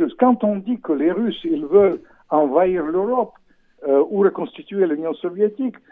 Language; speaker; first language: French; non-native, fluent; Russian